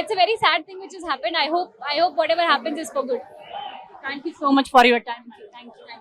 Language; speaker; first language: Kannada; non-native, learner; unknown